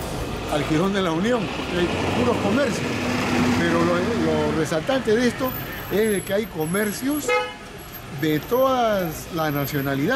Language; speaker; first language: Spanish; native; Spanish